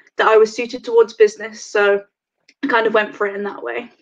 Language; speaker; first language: English; native; English